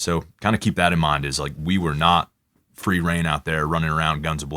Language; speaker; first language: English; native; English